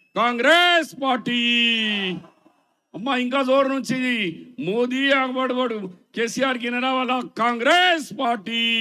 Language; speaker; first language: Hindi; non-native, local second language; Urdu